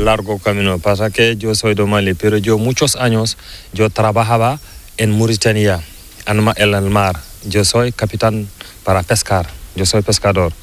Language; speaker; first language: Spanish; non-native, learner; Fula